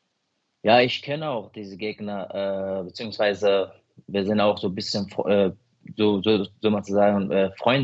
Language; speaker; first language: German; non-native, fluent; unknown